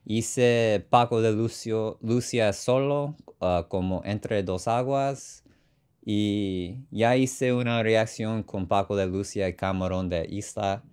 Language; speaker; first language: Spanish; non-native, learner; English